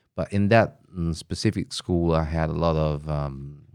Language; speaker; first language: English; non-native, fluent; Italian